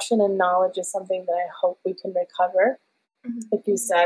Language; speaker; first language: English; early bilingual, other home language; Persian